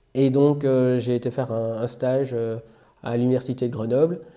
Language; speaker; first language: French; native; French